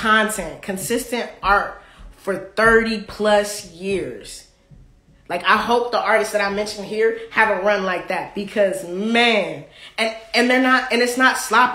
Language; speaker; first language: English; native; English